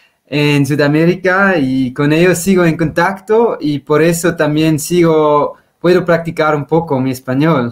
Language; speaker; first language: Spanish; non-native, fluent; Swiss German